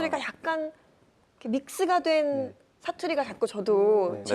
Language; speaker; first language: Korean; native; Korean